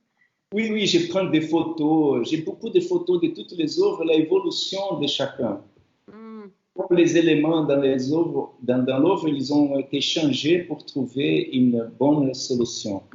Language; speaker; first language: French; non-native, fluent; Portuguese